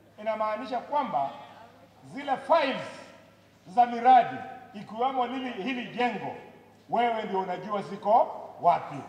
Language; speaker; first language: Swahili; non-native, local second language; Luyia